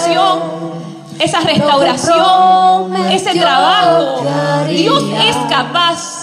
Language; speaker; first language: Spanish; native; Spanish